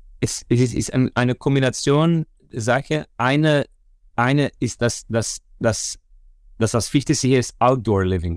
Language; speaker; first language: German; non-native, learner; Dutch